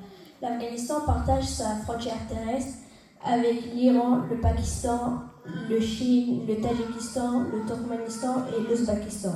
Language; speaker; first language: French; early bilingual, other home language; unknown